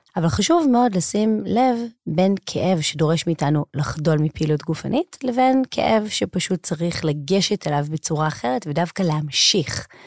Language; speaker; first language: Hebrew; native; Hebrew